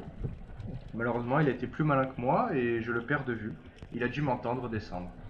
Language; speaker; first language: French; native; French